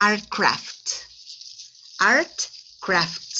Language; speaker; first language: English; non-native, fluent; Spanish